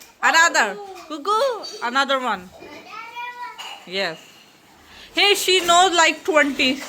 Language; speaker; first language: English; non-native, local second language; Hindi